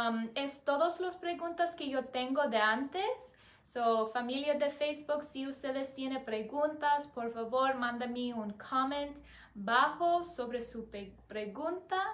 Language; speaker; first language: Spanish; non-native, learner; English